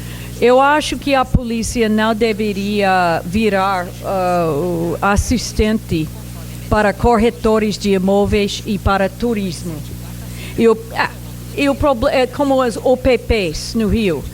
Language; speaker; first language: Portuguese; non-native, fluent; English